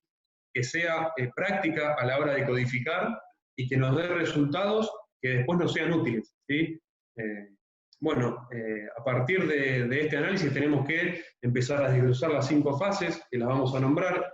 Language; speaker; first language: Spanish; native; Spanish